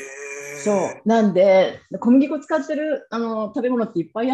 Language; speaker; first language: Japanese; native; Japanese